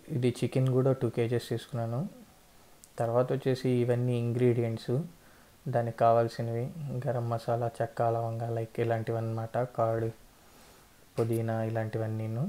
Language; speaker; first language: Telugu; non-native, local second language; Urdu